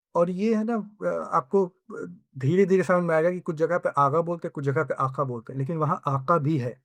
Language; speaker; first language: Hindi; native; Hindi